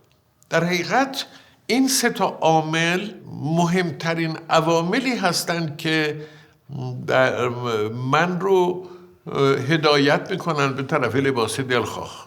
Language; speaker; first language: Persian; native; Persian